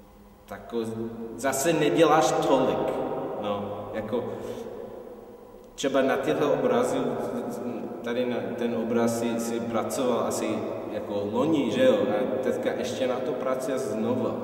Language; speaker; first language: Czech; non-native, fluent; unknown